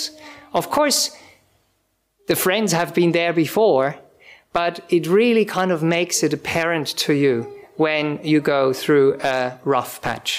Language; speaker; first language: English; non-native, fluent; German